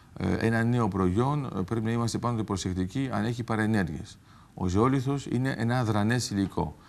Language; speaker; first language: Greek; early bilingual, heritage; Greek